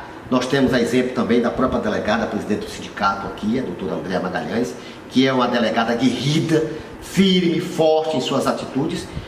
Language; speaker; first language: Portuguese; native; Portuguese